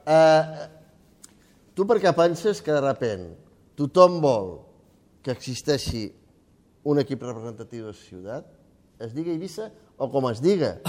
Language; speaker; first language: Catalan; native; Catalan